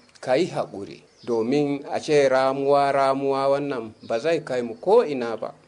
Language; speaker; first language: Hausa; non-native, local second language; Fula